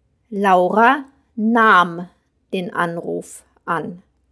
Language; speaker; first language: German; native; German